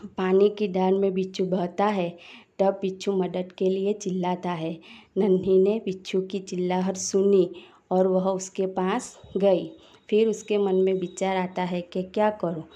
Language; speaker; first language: Hindi; non-native, local second language; Gujarati